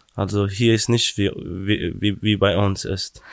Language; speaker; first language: German; non-native, fluent; Persian